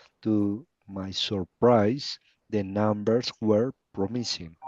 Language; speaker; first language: English; non-native, learner; Spanish